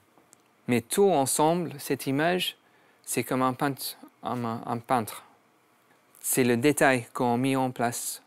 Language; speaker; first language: French; non-native, learner; English